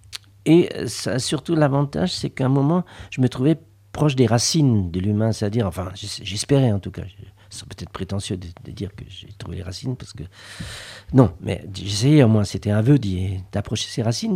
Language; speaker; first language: French; native; French